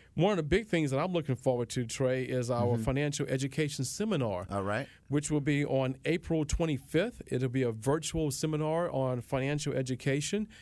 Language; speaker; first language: English; native; English